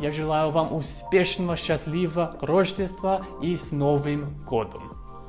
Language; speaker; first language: Russian; non-native, fluent; English